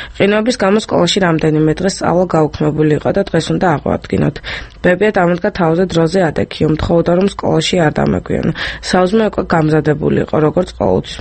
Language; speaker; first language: Georgian; early bilingual, other home language; French